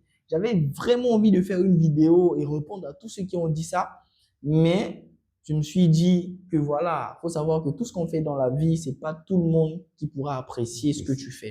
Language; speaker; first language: French; non-native, local second language; Sango